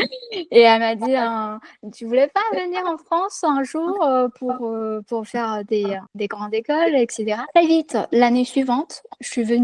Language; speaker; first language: French; non-native, fluent; Chinese